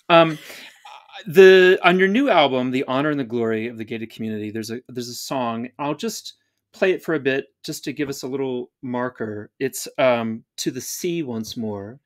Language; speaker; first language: English; native; English